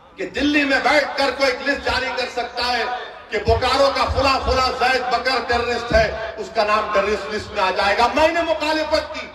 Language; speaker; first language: Urdu; native; Urdu